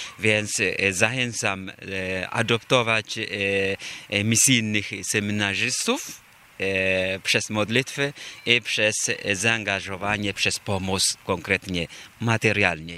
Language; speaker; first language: Polish; non-native, fluent; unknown